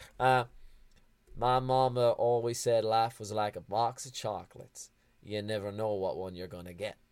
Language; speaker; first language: English; native; English